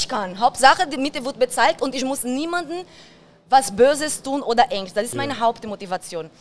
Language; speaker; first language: German; non-native, fluent; Portuguese